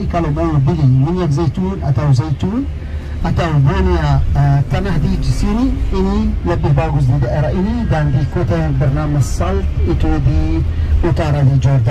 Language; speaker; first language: Indonesian; non-native, learner; Arabic